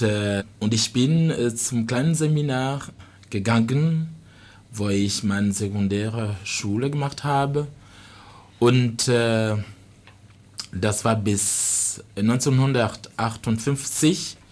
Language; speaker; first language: German; non-native, fluent; Rundi